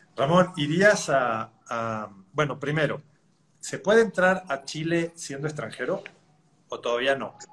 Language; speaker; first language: Spanish; native; Spanish